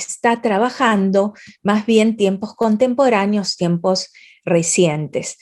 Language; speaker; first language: Spanish; native; Spanish